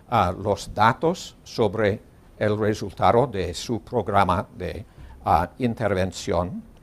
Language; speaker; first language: Spanish; non-native, learner; English